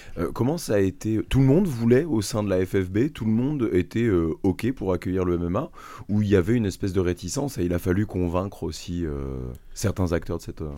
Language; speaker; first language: French; native; French